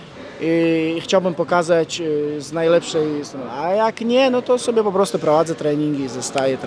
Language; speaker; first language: Polish; non-native, fluent; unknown